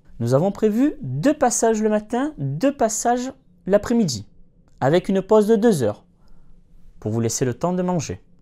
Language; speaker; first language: French; native; French